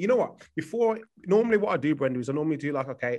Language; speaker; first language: English; native; English